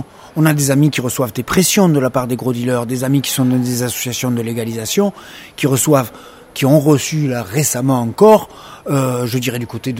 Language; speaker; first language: French; native; French